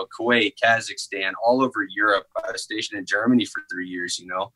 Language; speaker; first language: English; native; English